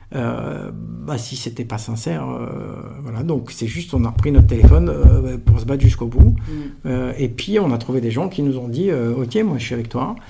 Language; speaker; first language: French; native; French